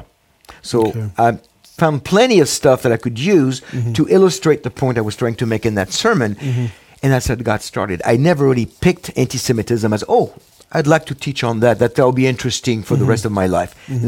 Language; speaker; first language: English; non-native, fluent; French